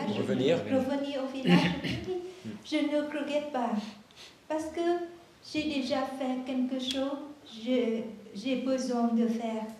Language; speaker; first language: French; non-native, learner; Vietnamese